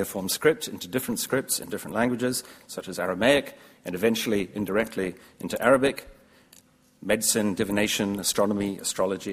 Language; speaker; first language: English; native; English